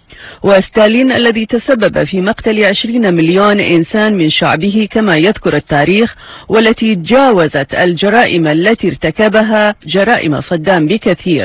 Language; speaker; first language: Arabic; native; Arabic